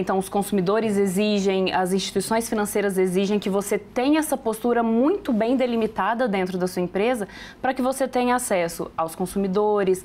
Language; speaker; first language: Portuguese; native; Portuguese